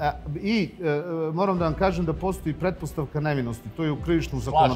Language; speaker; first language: Serbian; native; Serbian